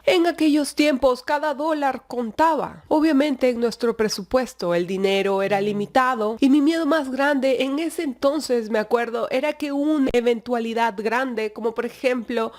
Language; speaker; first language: Spanish; native; Spanish